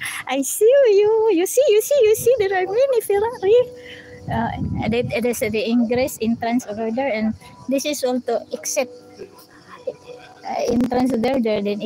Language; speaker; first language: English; non-native, learner; Filipino